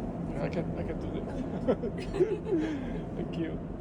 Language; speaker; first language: English; non-native, learner; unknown